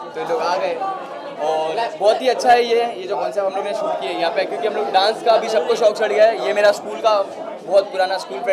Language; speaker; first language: Hindi; native; Hindi